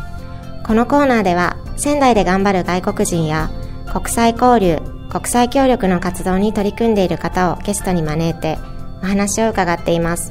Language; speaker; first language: Japanese; native; Japanese